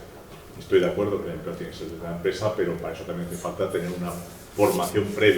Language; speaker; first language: Spanish; native; Spanish